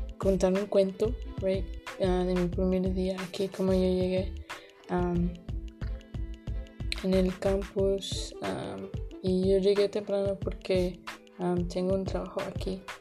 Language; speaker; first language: Spanish; early bilingual, heritage; Spanish